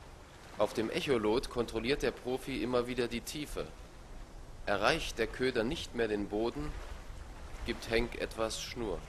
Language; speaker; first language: German; native; German